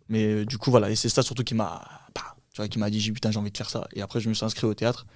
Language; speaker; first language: French; early bilingual, other home language; Turkish